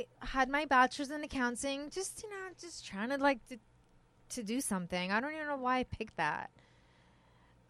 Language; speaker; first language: English; early bilingual, other home language; Persian